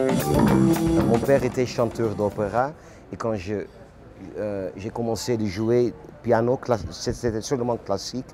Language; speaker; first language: French; non-native, learner; Dutch